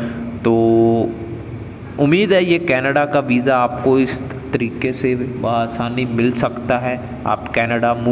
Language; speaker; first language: Hindi; non-native, local second language; Punjabi